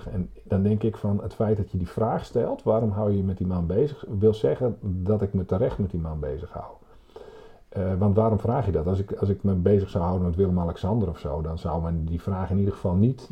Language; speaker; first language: Dutch; native; Dutch